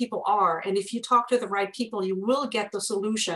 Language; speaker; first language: English; non-native, fluent; German